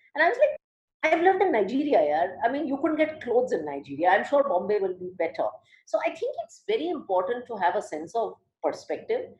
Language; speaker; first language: English; early bilingual, other home language; Hindi